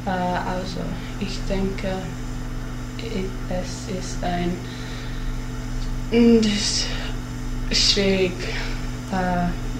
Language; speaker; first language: German; non-native, learner; English